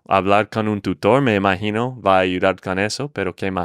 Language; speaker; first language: Spanish; non-native, fluent; English